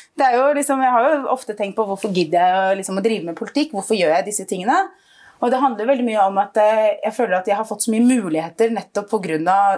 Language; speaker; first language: Norwegian; early bilingual, other home language; Arabic